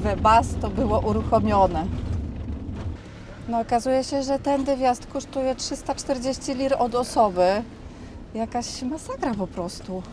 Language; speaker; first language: Polish; native; Polish